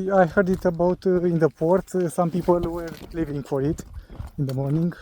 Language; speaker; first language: English; non-native, learner; Romanian